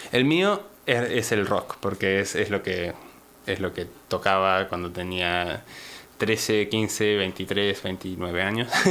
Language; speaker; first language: Spanish; native; Spanish